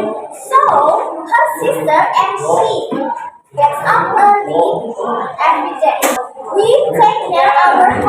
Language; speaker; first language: English; non-native, fluent; Indonesian